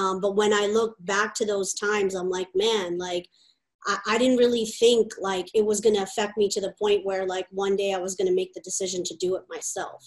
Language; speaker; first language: English; native; English